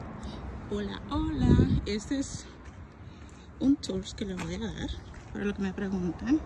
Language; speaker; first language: Spanish; early bilingual, heritage; Spanish